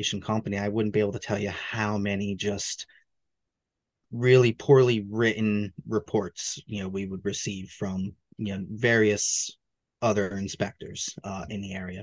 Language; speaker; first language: English; native; English